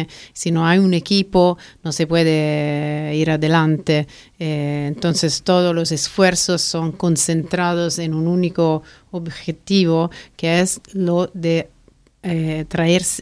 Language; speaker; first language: Spanish; non-native, fluent; Italian